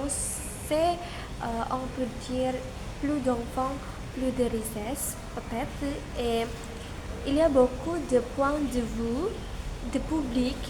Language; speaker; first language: French; non-native, learner; Indonesian